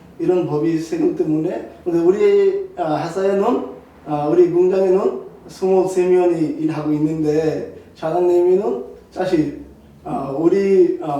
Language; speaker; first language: Korean; non-native, learner; Bangla